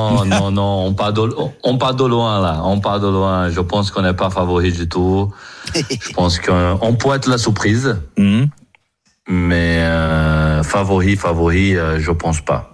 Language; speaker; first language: French; non-native, fluent; Portuguese